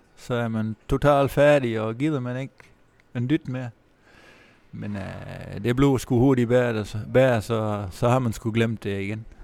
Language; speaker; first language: Danish; non-native, fluent; Dutch